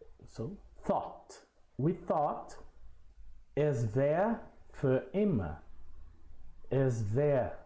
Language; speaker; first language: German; non-native, fluent; Portuguese